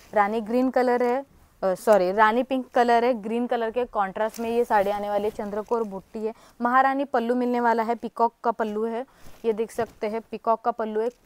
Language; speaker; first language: Hindi; non-native, local second language; Marathi